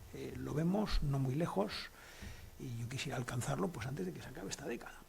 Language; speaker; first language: Spanish; native; Spanish